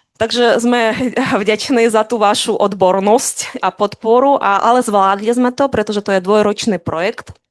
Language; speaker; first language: Slovak; non-native, fluent; Ukrainian